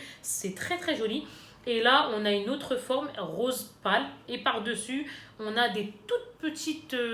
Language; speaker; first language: French; native; French